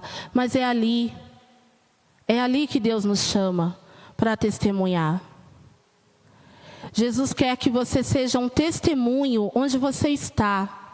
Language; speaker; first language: Portuguese; native; Portuguese